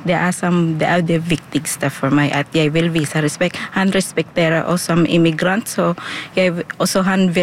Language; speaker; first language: Norwegian; non-native, fluent; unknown